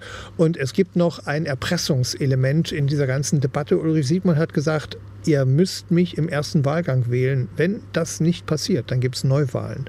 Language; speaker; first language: German; native; German